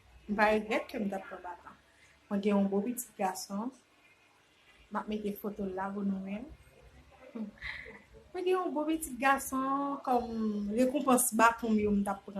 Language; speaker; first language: French; non-native, learner; Haitian Creole